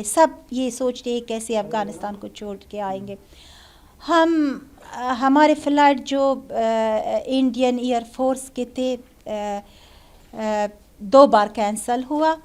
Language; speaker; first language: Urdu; non-native, learner; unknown